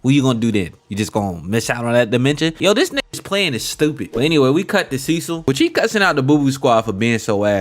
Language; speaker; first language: English; native; English